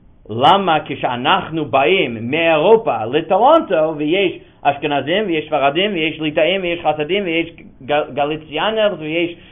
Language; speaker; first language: Hebrew; non-native, fluent; English